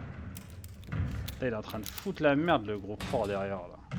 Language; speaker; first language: French; native; French